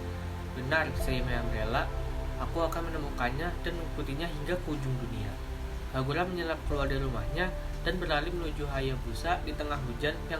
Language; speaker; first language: Indonesian; native; Indonesian